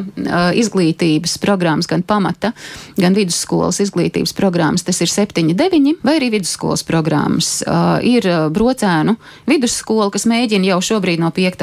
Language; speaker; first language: Latvian; native; Latvian